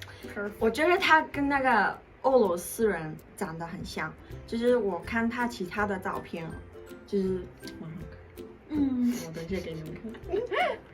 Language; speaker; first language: Chinese; non-native, fluent; Mongolian